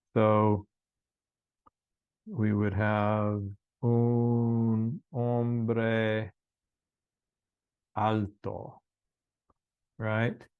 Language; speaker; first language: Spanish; non-native, fluent; English